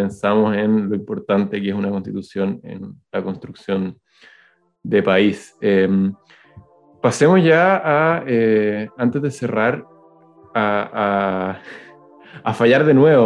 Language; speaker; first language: Spanish; native; Spanish